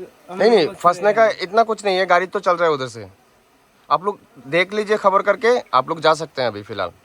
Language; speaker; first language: Hindi; non-native, local second language; Bangla